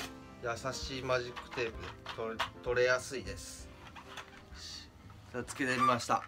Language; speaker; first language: Japanese; native; Japanese